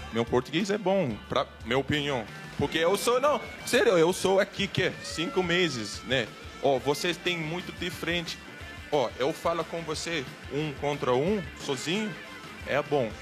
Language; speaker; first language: Portuguese; non-native, learner; Turkish